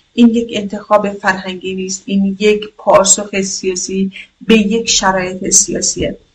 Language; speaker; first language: Persian; non-native, local second language; Kurdish